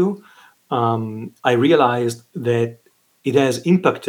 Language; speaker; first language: English; non-native, fluent; Italian